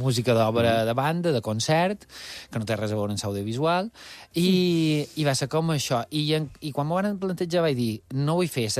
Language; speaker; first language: Catalan; native; Catalan